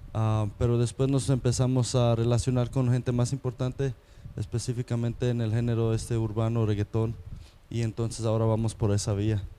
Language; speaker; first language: Spanish; native; Spanish